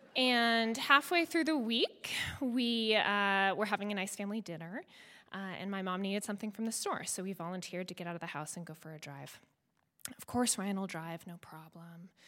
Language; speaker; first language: English; native; English